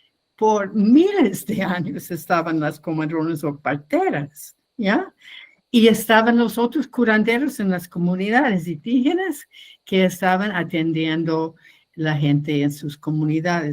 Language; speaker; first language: Spanish; non-native, fluent; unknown